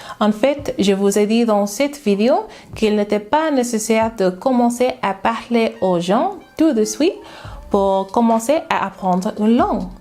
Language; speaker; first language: French; non-native, learner; English